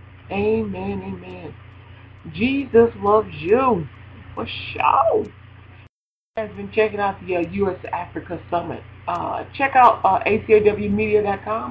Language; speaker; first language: English; native; English